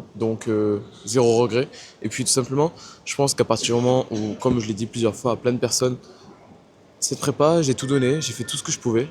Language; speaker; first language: French; native; French